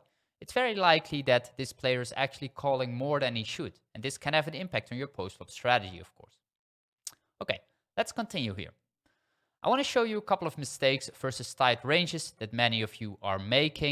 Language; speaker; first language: English; non-native, fluent; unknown